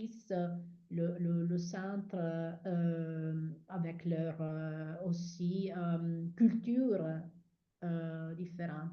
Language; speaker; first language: French; non-native, fluent; Italian